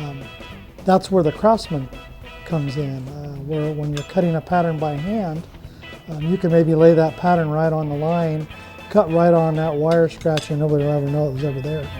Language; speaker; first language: English; native; English